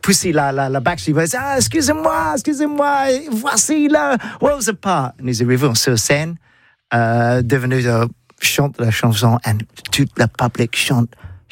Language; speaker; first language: French; non-native, learner; English